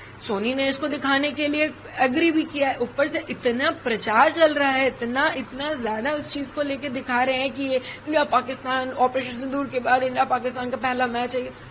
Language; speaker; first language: Hindi; native; Hindi